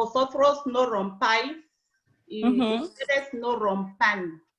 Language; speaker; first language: Spanish; non-native, learner; English